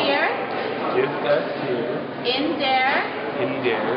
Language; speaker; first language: German; non-native, learner; English